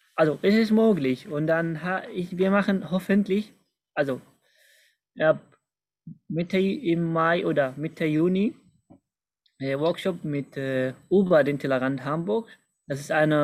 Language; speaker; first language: German; non-native, fluent; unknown